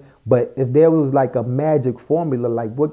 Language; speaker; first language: English; native; English